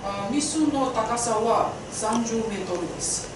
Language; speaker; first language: Japanese; non-native, learner; Tongan